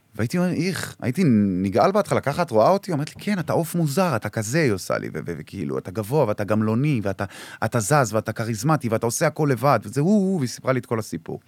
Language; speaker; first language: Hebrew; early bilingual, other home language; Arabic